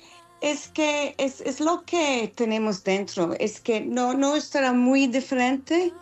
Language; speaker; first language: Spanish; non-native, fluent; English